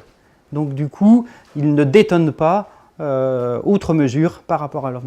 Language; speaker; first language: French; native; French